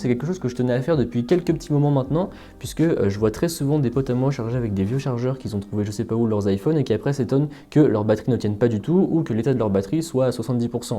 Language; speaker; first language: French; native; French